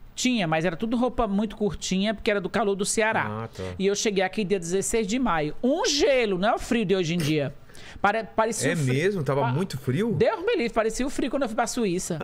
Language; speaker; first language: Portuguese; native; Portuguese